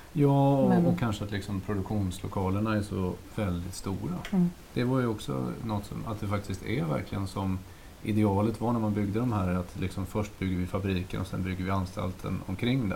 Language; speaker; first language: Swedish; native; Swedish